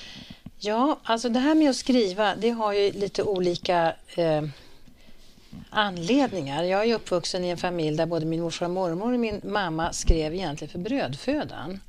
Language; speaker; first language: Swedish; native; Swedish